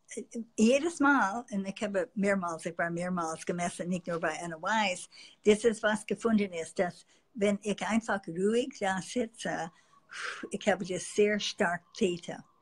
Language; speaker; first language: German; non-native, fluent; English